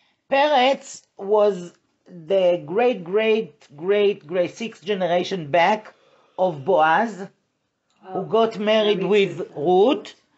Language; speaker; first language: English; non-native, fluent; Hebrew